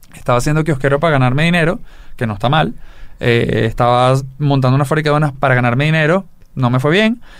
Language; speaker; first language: Spanish; native; Spanish